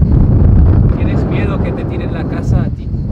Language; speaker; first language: Spanish; native; Spanish